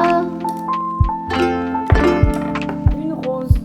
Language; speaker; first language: French; native; French